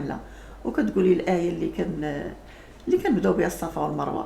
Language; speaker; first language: Arabic; native; Arabic